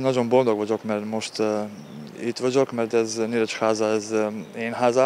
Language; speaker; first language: Hungarian; non-native, learner; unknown